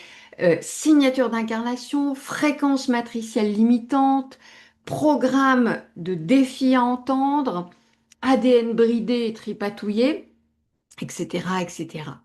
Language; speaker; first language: French; native; French